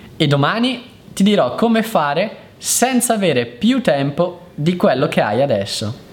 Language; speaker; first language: Italian; native; Italian